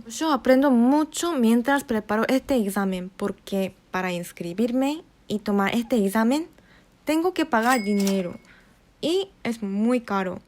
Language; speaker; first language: Spanish; non-native, fluent; Korean